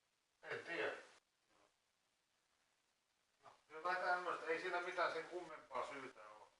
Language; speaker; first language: Finnish; non-native, learner; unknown